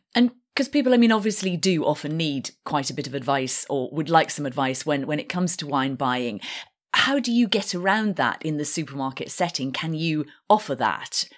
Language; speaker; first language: English; native; English